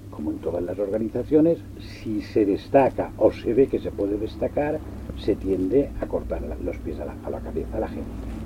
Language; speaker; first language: Spanish; non-native, local second language; Catalan